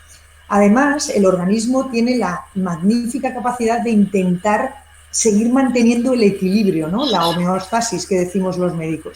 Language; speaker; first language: Spanish; native; Spanish